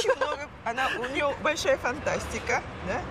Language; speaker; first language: Russian; non-native, fluent; Japanese